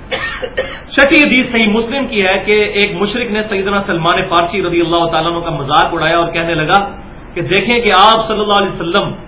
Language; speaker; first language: Urdu; non-native, local second language; Punjabi